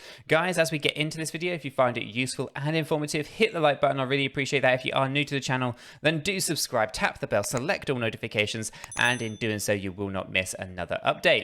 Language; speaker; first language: English; native; English